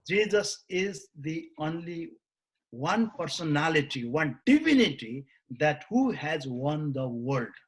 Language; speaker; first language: English; non-native, local second language; Nepali